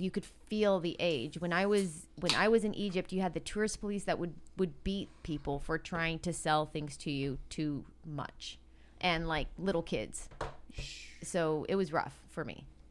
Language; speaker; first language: English; native; English